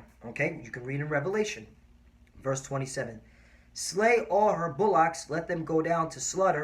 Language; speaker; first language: English; native; English